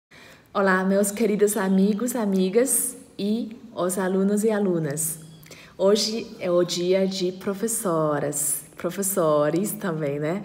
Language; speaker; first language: Portuguese; non-native, fluent; Chinese